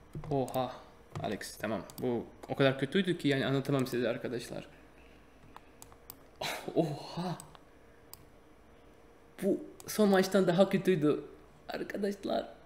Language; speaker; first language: Turkish; non-native, fluent; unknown